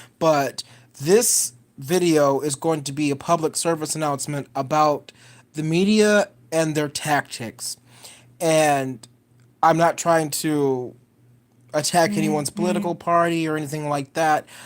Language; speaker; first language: English; native; English